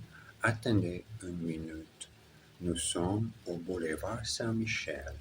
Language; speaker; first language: French; non-native, learner; Portuguese